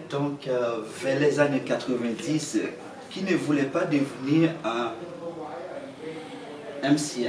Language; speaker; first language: French; non-native, local second language; Haitian Creole